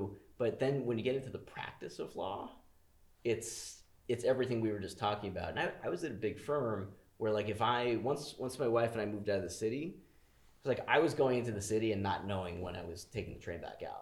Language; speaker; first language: English; native; English